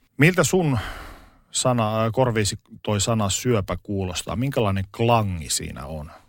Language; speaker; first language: Finnish; native; Finnish